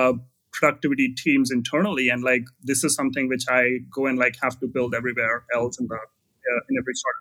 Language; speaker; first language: English; non-native, local second language; Hindi